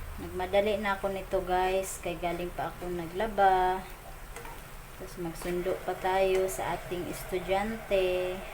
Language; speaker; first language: Filipino; native; Filipino